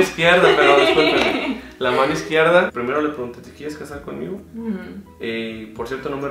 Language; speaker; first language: Spanish; native; Spanish